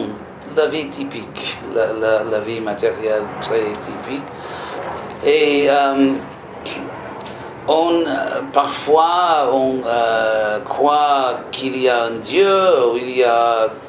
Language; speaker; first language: French; non-native, fluent; English